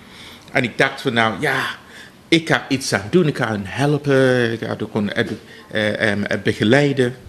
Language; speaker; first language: Dutch; non-native, fluent; English